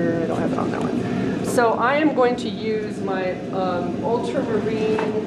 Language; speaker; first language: English; native; English